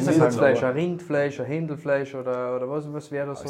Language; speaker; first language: German; native; German